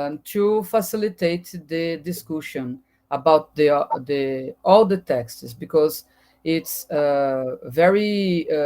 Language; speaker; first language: English; non-native, learner; Portuguese